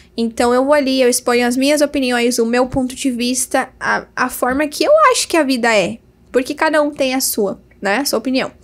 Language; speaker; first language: Portuguese; native; Portuguese